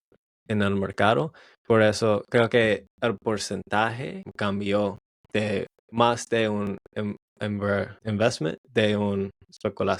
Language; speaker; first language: Spanish; non-native, learner; English